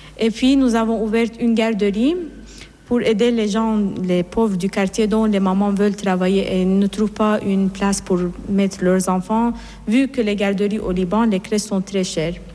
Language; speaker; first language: French; non-native, fluent; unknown